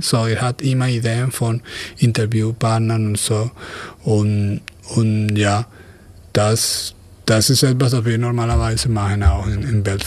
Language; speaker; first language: German; non-native, fluent; Spanish